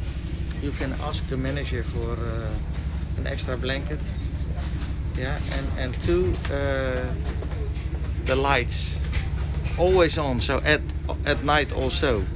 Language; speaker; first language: English; non-native, learner; Dutch